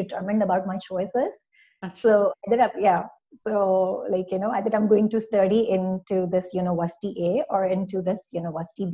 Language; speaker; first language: English; non-native, local second language; Urdu